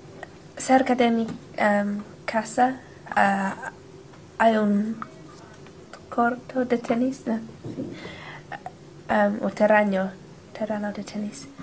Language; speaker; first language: Spanish; non-native, learner; English